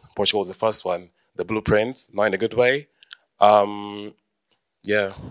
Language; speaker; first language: English; early bilingual, heritage; Portuguese